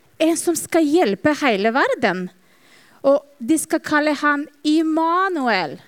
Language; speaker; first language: Norwegian; non-native, fluent; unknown